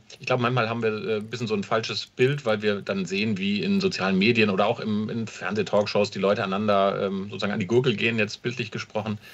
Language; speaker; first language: German; native; German